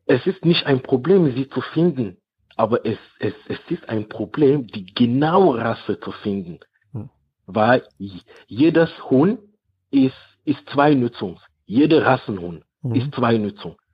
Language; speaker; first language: German; non-native, fluent; French